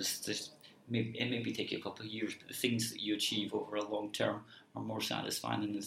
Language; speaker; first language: English; native; English